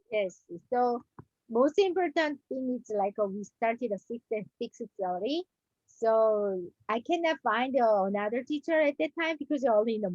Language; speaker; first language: English; non-native, learner; Korean